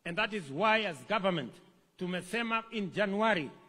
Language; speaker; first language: English; non-native, local second language; Kalenjin